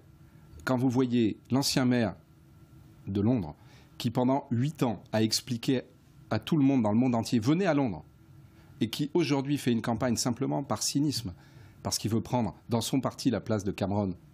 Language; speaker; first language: French; native; French